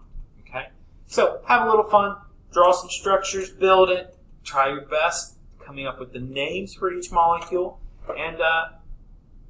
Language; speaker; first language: English; native; English